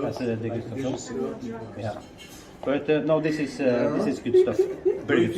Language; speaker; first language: English; non-native, fluent; Norwegian